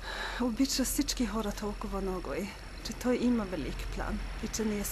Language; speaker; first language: Bulgarian; non-native, fluent; Norwegian